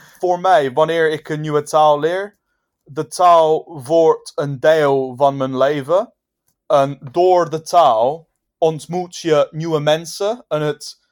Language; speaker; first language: Dutch; non-native, fluent; English